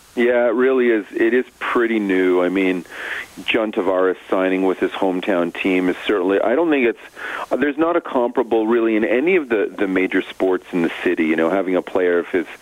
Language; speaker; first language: English; native; English